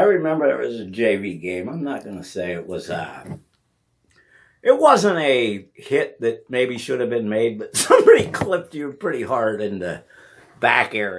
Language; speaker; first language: English; native; English